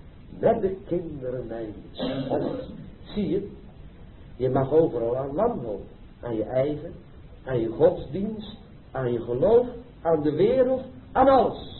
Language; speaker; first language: Dutch; native; Dutch